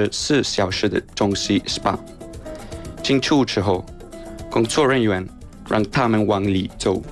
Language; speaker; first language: Chinese; non-native, fluent; Spanish